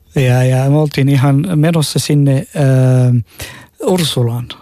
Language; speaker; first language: Finnish; non-native, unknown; Arabic